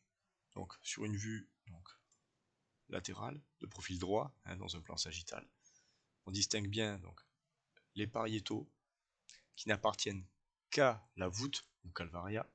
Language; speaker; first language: French; native; French